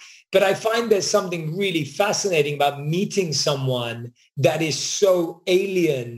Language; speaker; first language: English; native; English